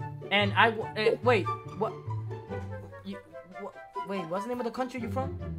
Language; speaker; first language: English; non-native, learner; Spanish